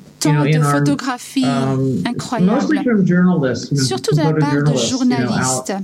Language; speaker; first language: French; non-native, learner; English